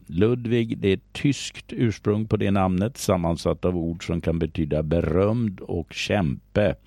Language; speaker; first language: Swedish; native; Swedish